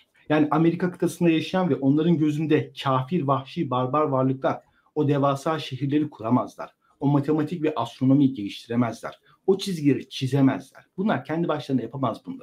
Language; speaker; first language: Turkish; native; Turkish